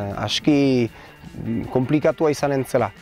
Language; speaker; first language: Basque; native; Basque